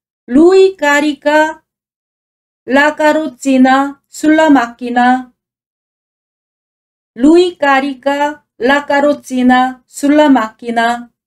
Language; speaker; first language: Italian; non-native, fluent; Korean